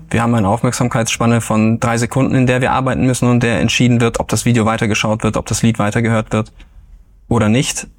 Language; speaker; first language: German; native; German